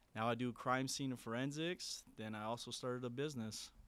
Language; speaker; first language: English; native; English